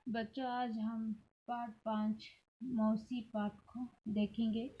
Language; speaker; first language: Hindi; non-native, local second language; Kannada